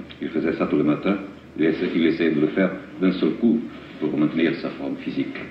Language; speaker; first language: French; non-native, fluent; Portuguese